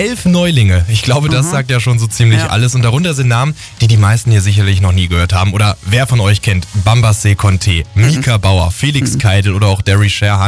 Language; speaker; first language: German; native; German